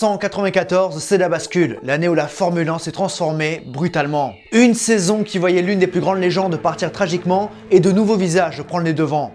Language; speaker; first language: French; native; French